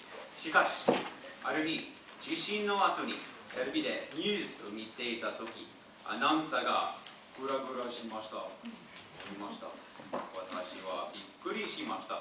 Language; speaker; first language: Japanese; non-native, learner; English